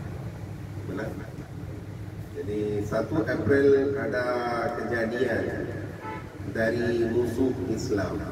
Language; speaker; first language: Indonesian; non-native, fluent; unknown